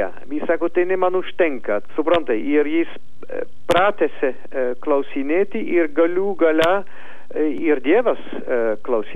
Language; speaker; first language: Lithuanian; non-native, learner; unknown